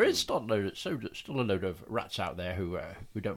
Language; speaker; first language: English; native; English